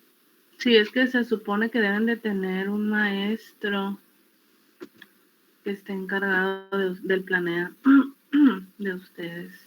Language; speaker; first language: Spanish; native; Spanish